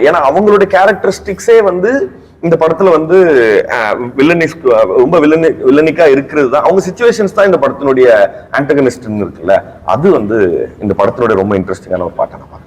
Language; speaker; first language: Tamil; native; Tamil